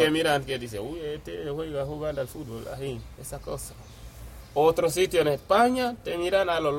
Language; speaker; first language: Spanish; non-native, fluent; Wolof